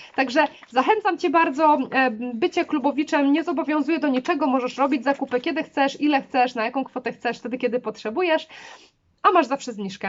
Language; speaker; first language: Polish; native; Polish